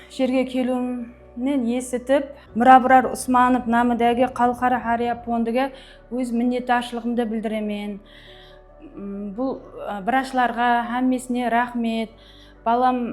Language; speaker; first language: Uzbek; non-native, local second language; Kara-Kalpak